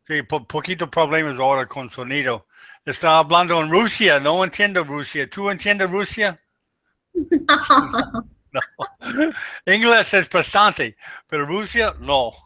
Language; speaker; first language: Spanish; non-native, learner; English